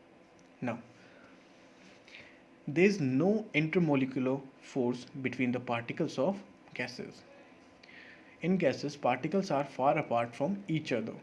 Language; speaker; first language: English; non-native, local second language; Hindi